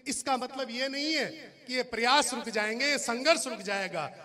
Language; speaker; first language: Hindi; non-native, local second language; Marwari